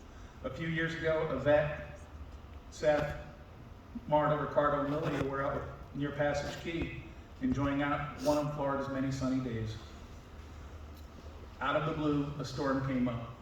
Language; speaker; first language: English; native; English